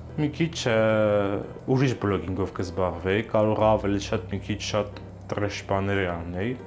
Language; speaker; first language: Armenian; native; Armenian